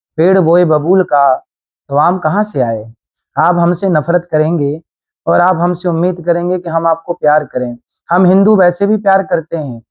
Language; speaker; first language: Hindi; native; Hindi